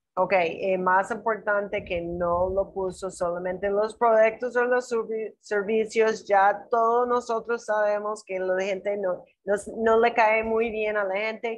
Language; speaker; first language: Spanish; non-native, learner; English